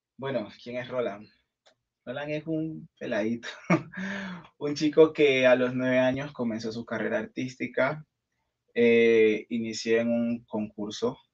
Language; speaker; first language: Spanish; native; Spanish